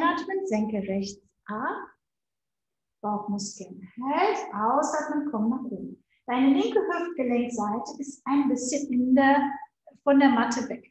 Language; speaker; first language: German; native; German